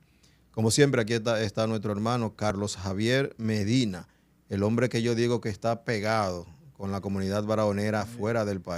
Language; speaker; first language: Spanish; native; Spanish